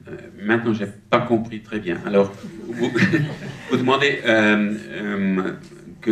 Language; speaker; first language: French; non-native, learner; German